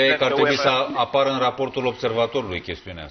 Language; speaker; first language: Romanian; native; Romanian